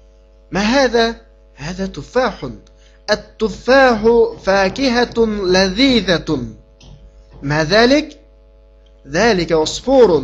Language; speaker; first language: Arabic; non-native, fluent; Uyghur